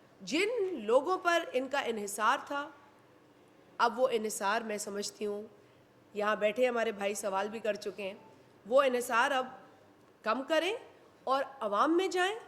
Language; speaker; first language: Urdu; non-native, local second language; Sindhi